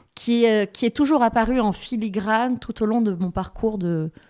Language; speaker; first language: French; native; French